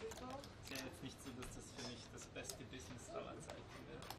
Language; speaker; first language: German; native; German